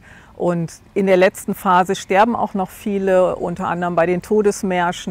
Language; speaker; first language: German; native; German